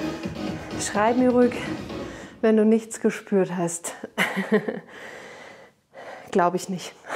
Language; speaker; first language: German; native; German